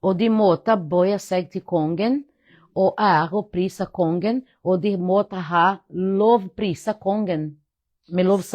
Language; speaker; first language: Norwegian; non-native, fluent; Portuguese